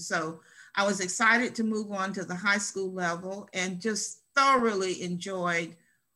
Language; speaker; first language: English; native; English